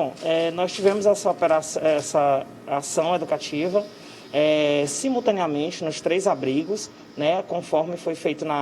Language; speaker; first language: Portuguese; native; Portuguese